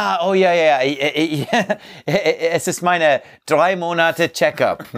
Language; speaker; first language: German; non-native, learner; English